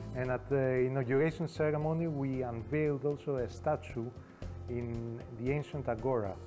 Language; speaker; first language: English; non-native, fluent; Greek